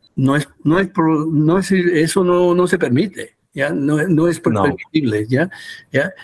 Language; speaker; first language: Spanish; early bilingual, heritage; Spanish